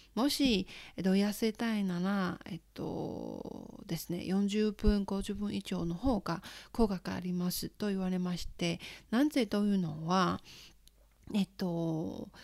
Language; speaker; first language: Japanese; non-native, fluent; Chinese